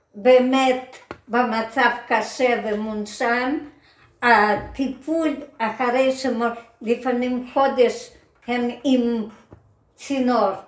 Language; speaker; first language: Hebrew; non-native, fluent; Ukrainian